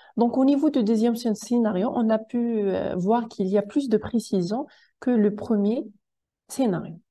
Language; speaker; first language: French; non-native, local second language; Arabic